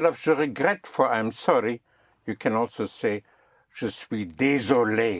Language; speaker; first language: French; non-native, fluent; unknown